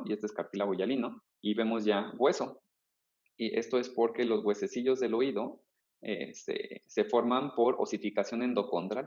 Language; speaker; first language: Spanish; native; Spanish